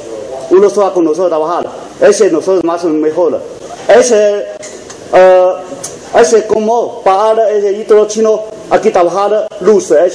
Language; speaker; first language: Spanish; non-native, learner; Chinese